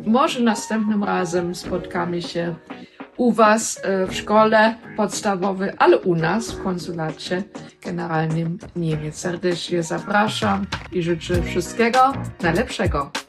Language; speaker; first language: Polish; non-native, learner; German